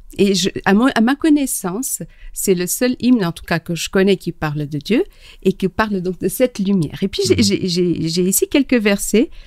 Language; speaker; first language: French; non-native, fluent; Portuguese